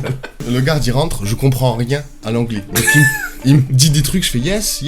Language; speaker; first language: French; native; French